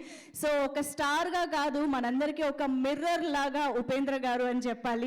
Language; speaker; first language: Telugu; native; Telugu